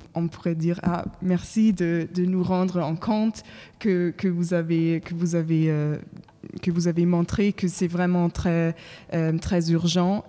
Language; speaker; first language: French; non-native, fluent; German